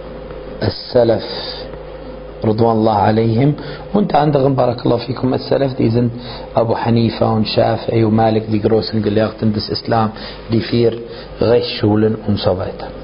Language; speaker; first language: German; non-native, fluent; Arabic